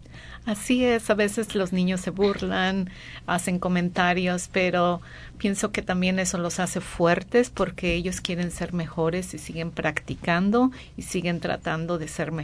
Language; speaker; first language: Spanish; native; Spanish